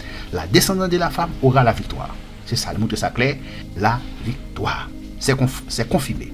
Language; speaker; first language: French; non-native, local second language; Haitian Creole